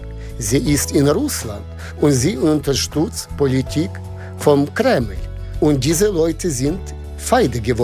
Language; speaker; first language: German; non-native, fluent; Ukrainian